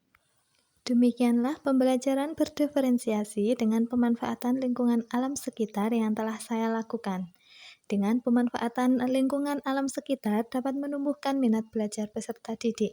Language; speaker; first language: Indonesian; native; Indonesian